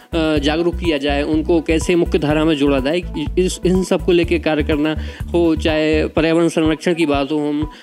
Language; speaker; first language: Hindi; native; Hindi